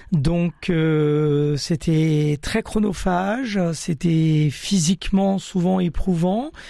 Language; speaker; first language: French; early bilingual, other home language; Italian